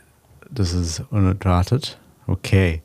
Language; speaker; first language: German; non-native, learner; English